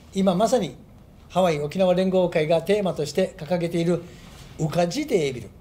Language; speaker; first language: Japanese; native; Japanese